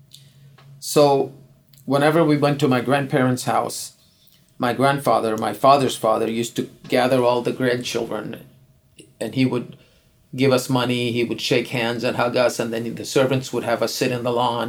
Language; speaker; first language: English; non-native, local second language; Urdu